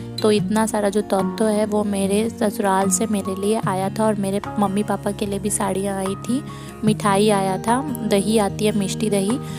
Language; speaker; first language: Hindi; non-native, local second language; Bangla